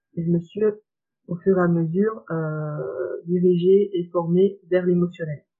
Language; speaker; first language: French; native; French